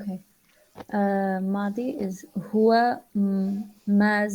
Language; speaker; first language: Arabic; non-native, learner; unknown